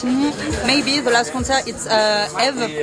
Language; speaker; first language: English; non-native, learner; French